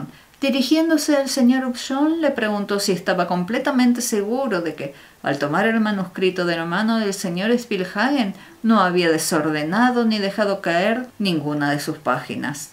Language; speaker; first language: Spanish; native; Spanish